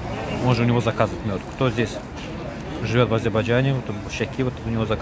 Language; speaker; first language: Russian; non-native, learner; Azerbaijani